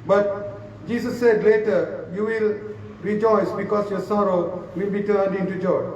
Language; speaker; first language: English; non-native, local second language; Sinhala